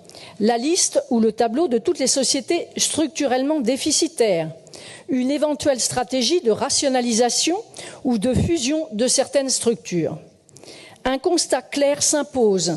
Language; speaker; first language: French; native; French